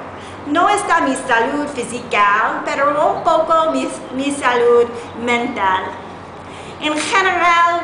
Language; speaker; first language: Spanish; non-native, learner; English